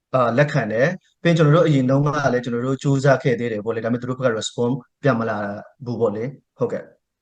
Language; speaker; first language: Burmese; non-native, local second language; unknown